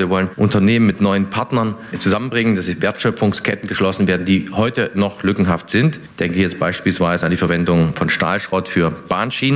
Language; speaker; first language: German; native; German